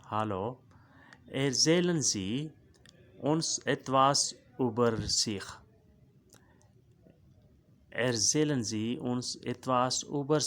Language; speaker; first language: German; non-native, learner; Urdu